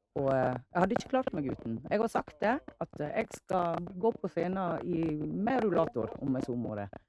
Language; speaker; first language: Norwegian; native; Norwegian